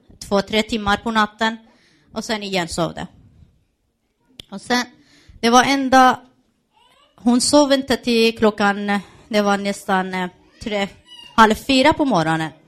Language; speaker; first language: Swedish; non-native, learner; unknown